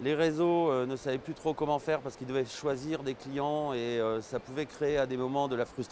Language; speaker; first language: French; native; French